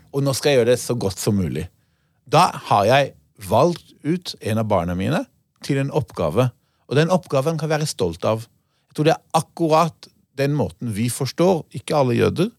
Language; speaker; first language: Norwegian; non-native, fluent; Hebrew